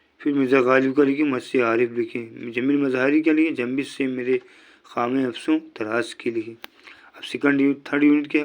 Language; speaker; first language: Urdu; native; Urdu